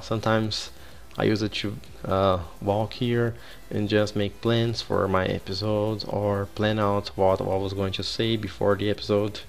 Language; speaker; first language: English; non-native, fluent; Portuguese